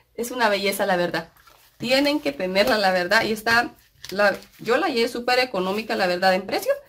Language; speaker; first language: Spanish; native; Spanish